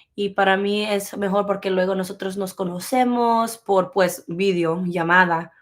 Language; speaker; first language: Spanish; early bilingual, heritage; Spanish